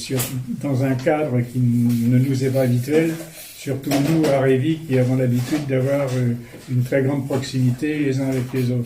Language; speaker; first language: French; native; French